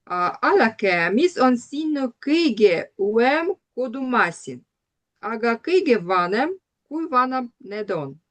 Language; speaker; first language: Estonian; non-native, learner; Russian